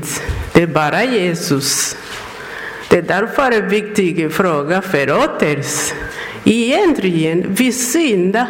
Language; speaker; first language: Swedish; non-native, learner; Persian